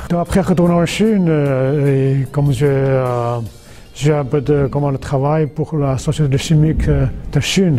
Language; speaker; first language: French; non-native, fluent; Chinese